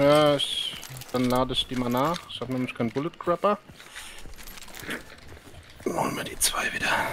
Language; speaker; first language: German; native; German